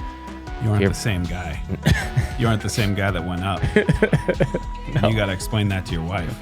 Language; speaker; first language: English; native; English